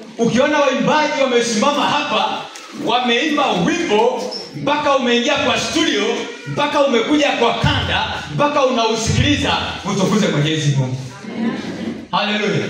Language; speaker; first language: Swahili; non-native, local second language; Gusii